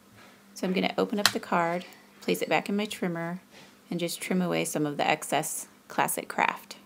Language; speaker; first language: English; native; English